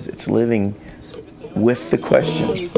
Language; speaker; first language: English; native; English